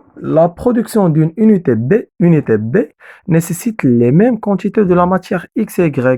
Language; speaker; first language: French; non-native, local second language; Arabic